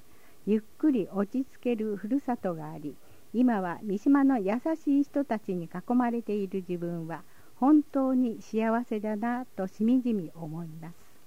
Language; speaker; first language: Japanese; native; Japanese